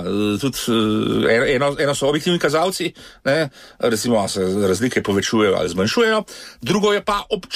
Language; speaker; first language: Slovenian; native; Slovenian